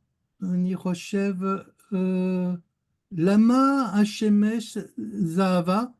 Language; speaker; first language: Hebrew; non-native, learner; French